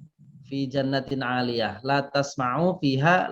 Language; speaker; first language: Arabic; non-native, fluent; Indonesian